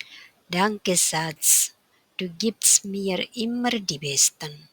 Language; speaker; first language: German; non-native, fluent; Indonesian